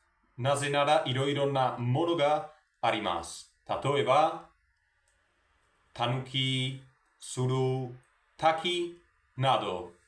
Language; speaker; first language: Japanese; non-native, learner; Spanish